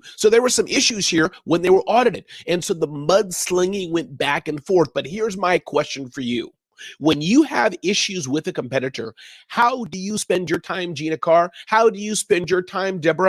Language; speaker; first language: English; native; English